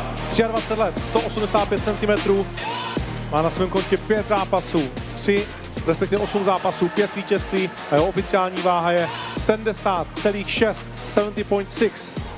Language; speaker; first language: Czech; native; Czech